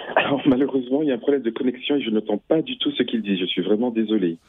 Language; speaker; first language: French; native; French